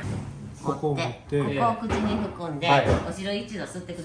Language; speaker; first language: Japanese; native; Japanese